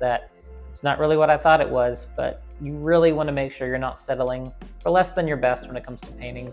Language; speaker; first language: English; native; English